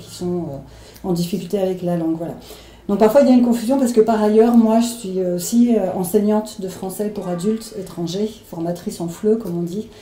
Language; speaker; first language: French; native; French